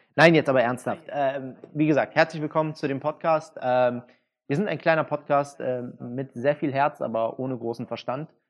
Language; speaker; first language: German; early bilingual, other home language; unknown